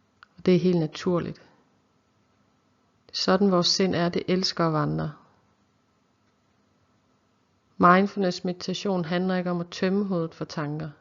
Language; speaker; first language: Danish; native; Danish